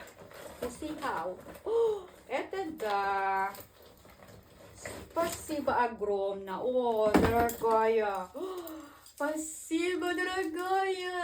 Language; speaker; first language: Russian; non-native, learner; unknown